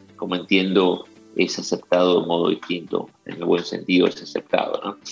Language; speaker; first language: Spanish; native; Spanish